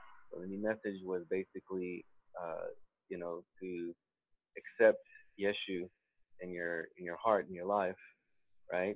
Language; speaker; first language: English; native; English